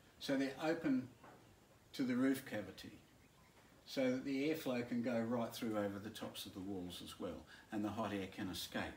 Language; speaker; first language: English; native; English